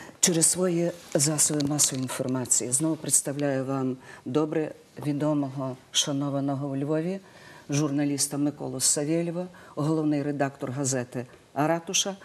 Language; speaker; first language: Ukrainian; native; Ukrainian